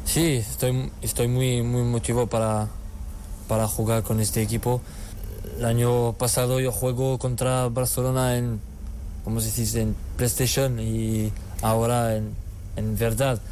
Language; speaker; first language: Spanish; non-native, learner; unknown